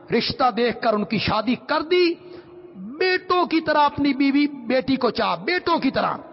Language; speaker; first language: Urdu; non-native, local second language; Punjabi